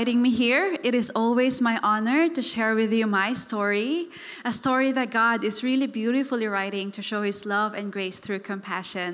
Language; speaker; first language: English; non-native, local second language; Cebuano